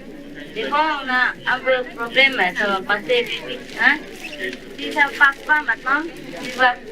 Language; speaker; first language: French; non-native, learner; Vietnamese